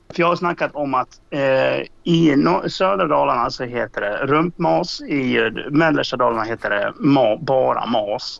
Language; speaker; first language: Swedish; native; Swedish